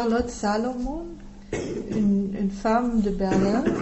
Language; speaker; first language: French; non-native, fluent; German